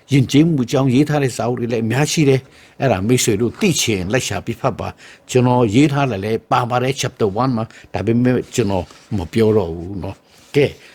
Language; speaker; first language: Burmese; non-native, local second language; Shan